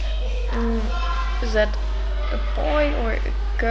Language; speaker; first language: English; non-native, fluent; German